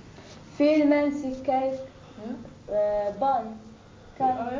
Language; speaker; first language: Dutch; non-native, learner; Arabic